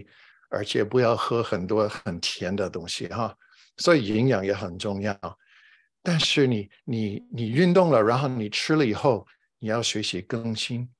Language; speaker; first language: Chinese; non-native, fluent; English